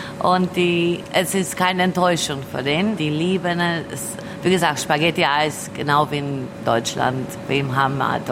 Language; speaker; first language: German; early bilingual, other home language; Albanian